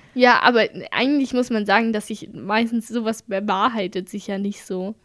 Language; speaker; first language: German; native; German